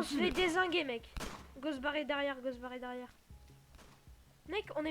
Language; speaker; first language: French; native; French